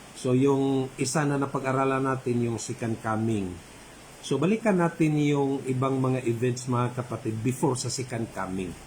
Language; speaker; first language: Filipino; non-native, local second language; Cebuano